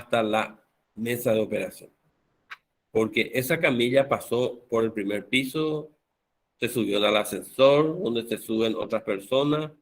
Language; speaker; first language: Spanish; native; Spanish